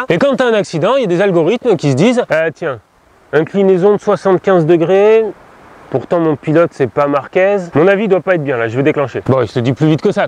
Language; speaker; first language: French; native; French